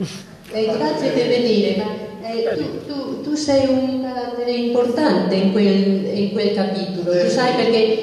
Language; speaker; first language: Italian; non-native, fluent; English